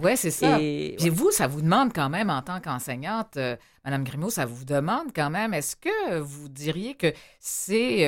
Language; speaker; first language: French; native; French